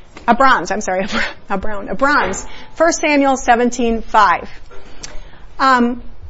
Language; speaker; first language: English; early bilingual, other home language; Spanish